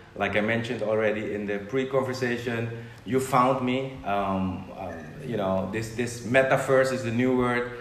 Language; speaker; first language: English; non-native, fluent; Dutch